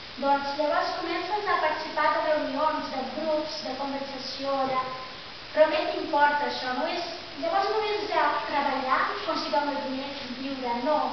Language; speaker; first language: Catalan; non-native, fluent; Portuguese